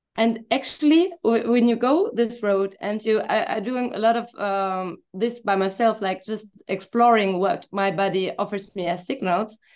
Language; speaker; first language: English; non-native, fluent; German